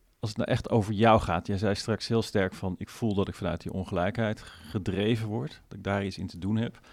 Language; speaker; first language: Dutch; native; Dutch